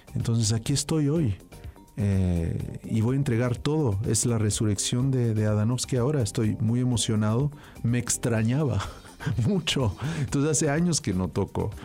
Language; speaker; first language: Spanish; early bilingual, heritage; French